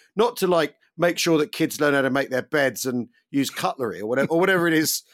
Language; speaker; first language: English; native; English